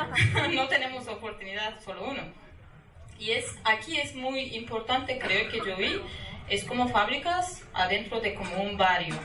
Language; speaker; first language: Spanish; non-native, learner; Kurdish